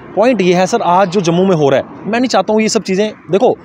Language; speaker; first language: Hindi; native; Hindi